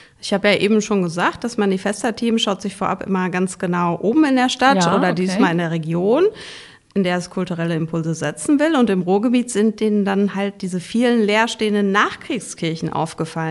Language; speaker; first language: German; native; German